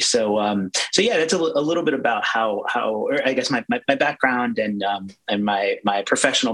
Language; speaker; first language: English; native; English